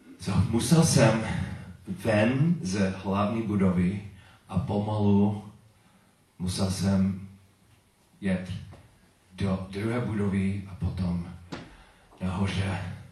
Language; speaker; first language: Czech; non-native, learner; English